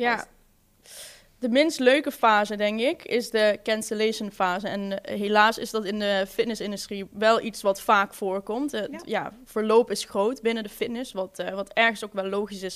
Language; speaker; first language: Dutch; native; Dutch